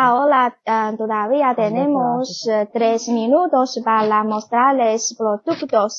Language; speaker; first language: Spanish; non-native, learner; Chinese